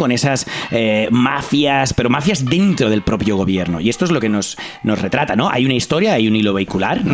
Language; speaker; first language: Spanish; non-native, local second language; Catalan